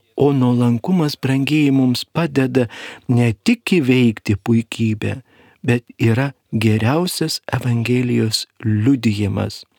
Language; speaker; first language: Lithuanian; native; Lithuanian